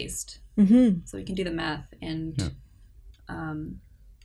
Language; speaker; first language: English; non-native, local second language; Afrikaans